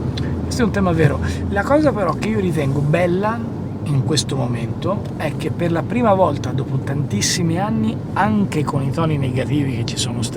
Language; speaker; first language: Italian; native; Italian